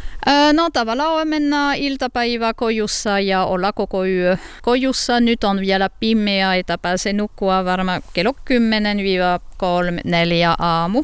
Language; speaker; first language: Finnish; non-native, learner; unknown